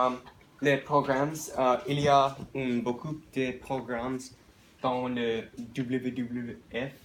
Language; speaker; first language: French; non-native, learner; English